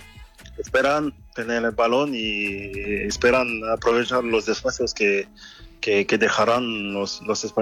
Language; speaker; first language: Spanish; non-native, fluent; French